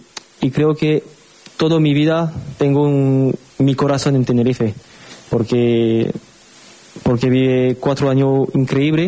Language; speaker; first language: Spanish; non-native, learner; French